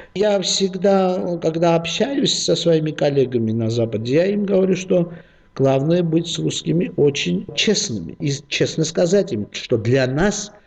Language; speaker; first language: Russian; non-native, local second language; Georgian